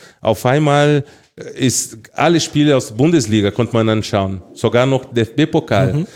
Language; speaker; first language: German; non-native, fluent; Portuguese